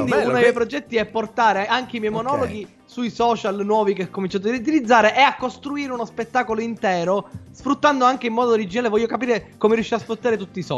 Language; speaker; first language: Italian; native; Italian